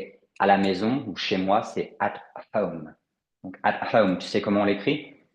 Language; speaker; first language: French; native; French